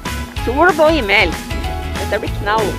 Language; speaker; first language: Norwegian; native; Norwegian